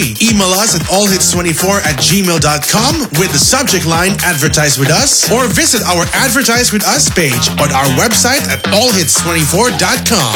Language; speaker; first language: English; non-native, local second language; Filipino